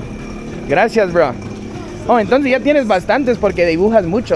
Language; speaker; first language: Spanish; non-native, fluent; English